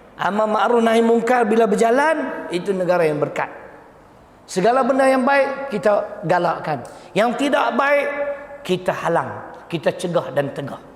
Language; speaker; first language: Malay; native; Malay